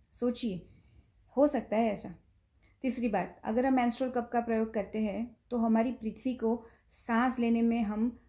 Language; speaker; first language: Hindi; non-native, local second language; Gujarati